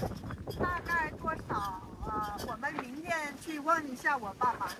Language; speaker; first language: Chinese; non-native, fluent; Vietnamese